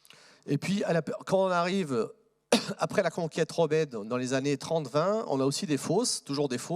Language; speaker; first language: French; native; French